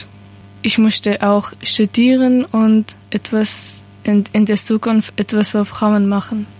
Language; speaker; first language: German; non-native, learner; Persian